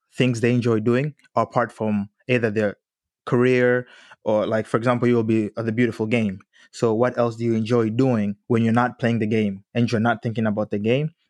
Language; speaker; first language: English; non-native, local second language; Swahili